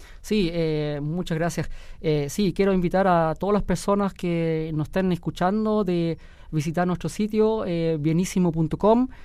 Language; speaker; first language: Spanish; early bilingual, heritage; Spanish